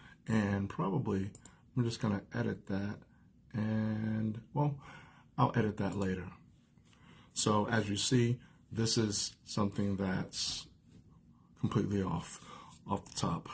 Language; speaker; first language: English; native; English